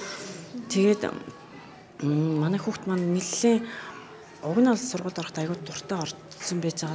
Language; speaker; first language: Mongolian; native; Mongolian